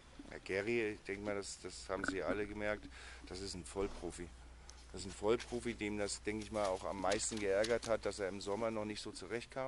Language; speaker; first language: German; native; German